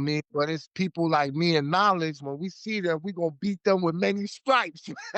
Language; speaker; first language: English; native; English